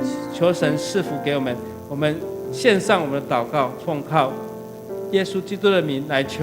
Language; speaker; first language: Chinese; native; Chinese